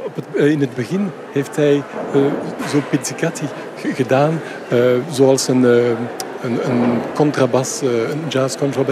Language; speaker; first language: Dutch; non-native, local second language; French